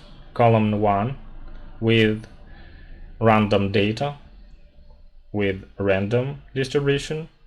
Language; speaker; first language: English; non-native, fluent; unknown